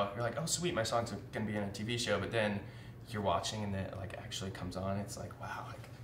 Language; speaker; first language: English; native; English